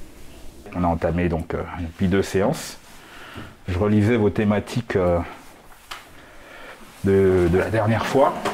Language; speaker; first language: French; native; French